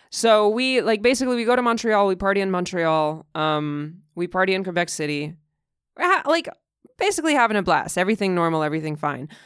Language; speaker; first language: English; early bilingual, other home language; Russian